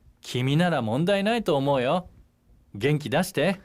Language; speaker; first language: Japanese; non-native, fluent; Korean